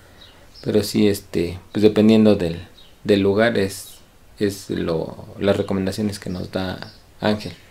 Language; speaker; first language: Spanish; native; Spanish